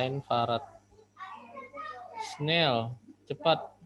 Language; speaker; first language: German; non-native, fluent; Indonesian